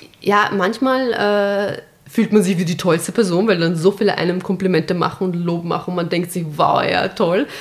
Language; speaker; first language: German; early bilingual, other home language; Bosnian